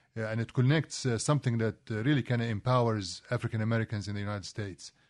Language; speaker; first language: English; non-native, fluent; Arabic